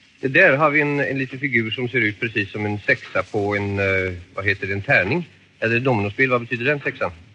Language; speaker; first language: Swedish; native; Swedish